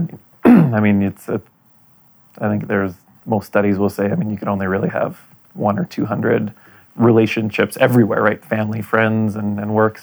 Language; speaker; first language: English; native; English